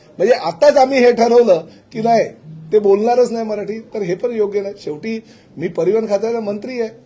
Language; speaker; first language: Marathi; native; Marathi